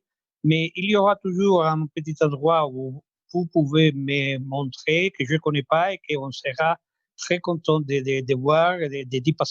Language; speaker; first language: French; non-native, fluent; Spanish